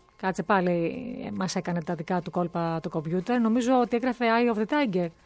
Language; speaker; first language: Greek; native; Greek